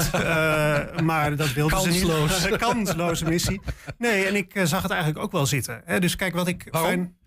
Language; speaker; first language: Dutch; native; Dutch